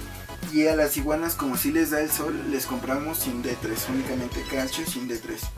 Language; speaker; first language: Spanish; native; Spanish